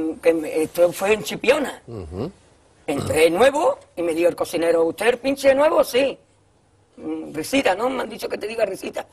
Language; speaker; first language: Spanish; native; Spanish